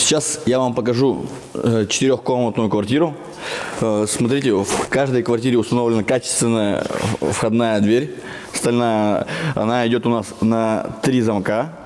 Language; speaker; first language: Russian; native; Russian